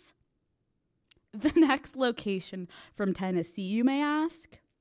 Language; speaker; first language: English; native; English